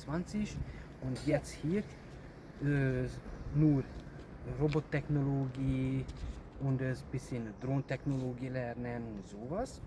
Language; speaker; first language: German; non-native, learner; Hungarian